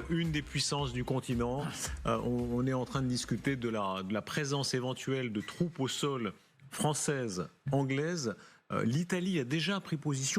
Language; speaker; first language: French; native; French